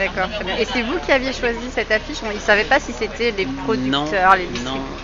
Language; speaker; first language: French; native; French